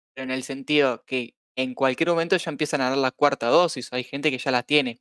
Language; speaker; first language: Spanish; native; Spanish